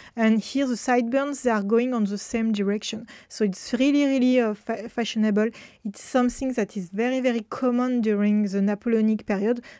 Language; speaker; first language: English; non-native, fluent; French